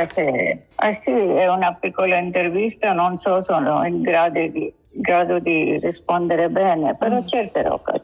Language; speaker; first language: Italian; non-native, learner; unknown